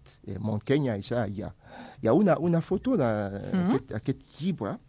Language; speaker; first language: Catalan; non-native, fluent; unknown